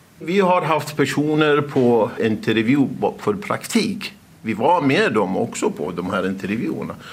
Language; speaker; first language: Swedish; non-native, fluent; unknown